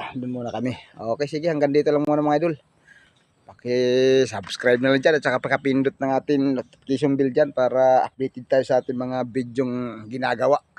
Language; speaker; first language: Filipino; non-native, local second language; Cebuano